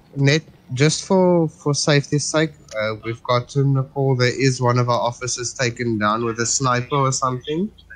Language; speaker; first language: English; non-native, local second language; Afrikaans